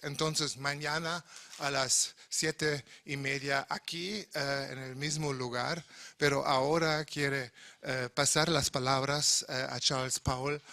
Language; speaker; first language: Spanish; non-native, fluent; German